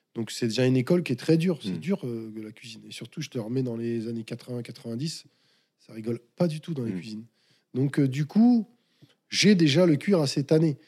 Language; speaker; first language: French; native; French